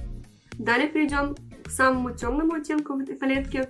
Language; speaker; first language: Russian; native; Russian